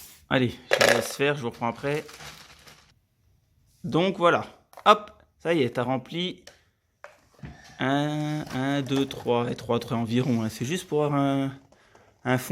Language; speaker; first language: French; native; French